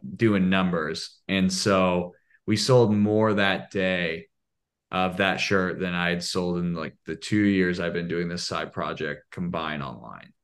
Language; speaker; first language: English; native; English